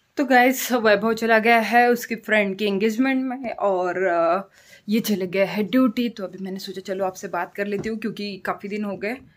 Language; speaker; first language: Hindi; non-native, local second language; Marathi